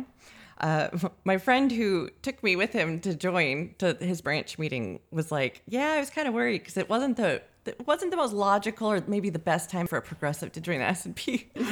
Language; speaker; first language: English; native; English